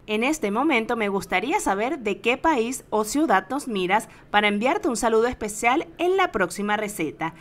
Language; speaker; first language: Spanish; native; Spanish